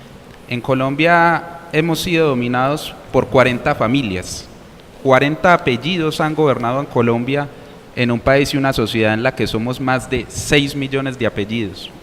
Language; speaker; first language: Spanish; native; Spanish